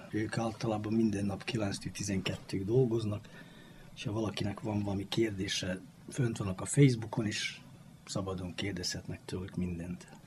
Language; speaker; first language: Hungarian; native; Hungarian